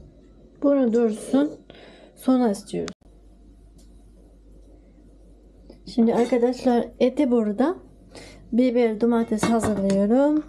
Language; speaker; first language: Turkish; non-native, learner; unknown